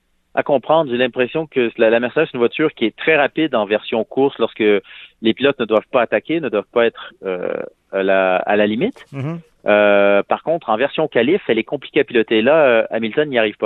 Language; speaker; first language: French; native; French